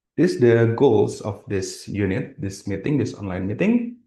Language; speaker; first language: English; non-native, fluent; Indonesian